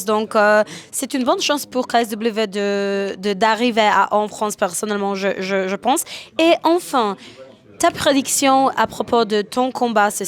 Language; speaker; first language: French; non-native, learner; Polish